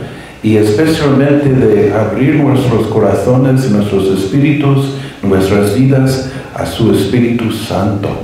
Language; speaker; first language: Spanish; non-native, fluent; English